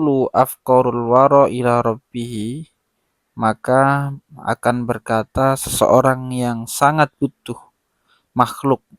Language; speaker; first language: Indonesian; native; Indonesian